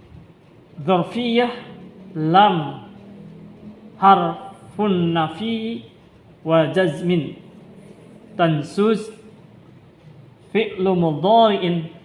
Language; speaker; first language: Arabic; non-native, learner; Indonesian